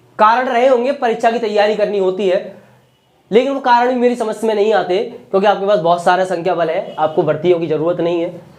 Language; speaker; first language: Hindi; native; Hindi